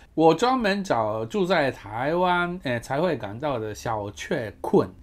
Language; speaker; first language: Chinese; non-native, fluent; Japanese